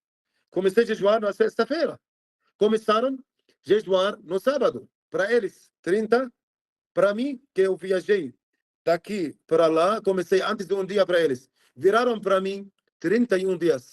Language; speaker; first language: Portuguese; non-native, fluent; Arabic